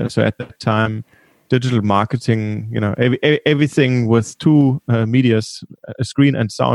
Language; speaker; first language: English; non-native, fluent; German